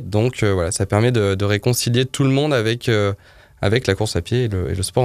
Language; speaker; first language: French; native; French